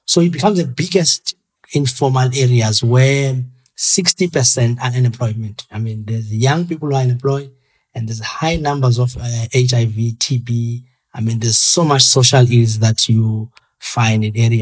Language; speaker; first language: English; non-native, local second language; Xhosa